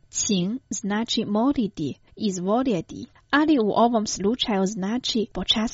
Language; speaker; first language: Croatian; non-native, fluent; Chinese